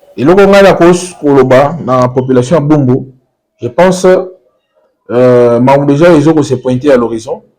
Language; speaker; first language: Lingala; native; Lingala